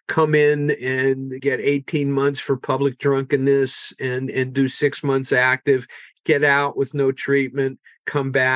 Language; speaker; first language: English; native; English